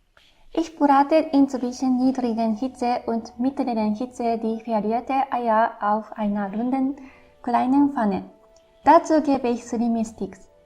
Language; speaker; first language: German; non-native, fluent; Japanese